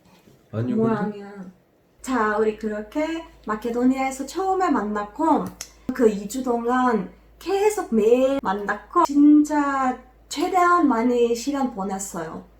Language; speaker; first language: Korean; non-native, fluent; Macedonian